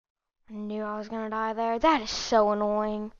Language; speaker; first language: English; native; English